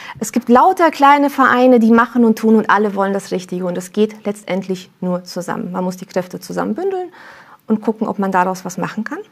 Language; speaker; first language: German; early bilingual, other home language; Romanian